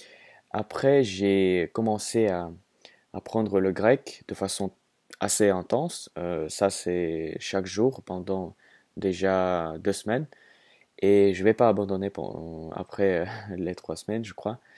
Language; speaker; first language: French; non-native, fluent; Russian